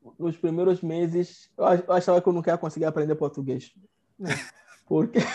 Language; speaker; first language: Portuguese; non-native, fluent; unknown